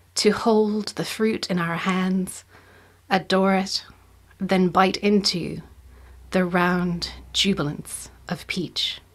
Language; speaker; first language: English; native; English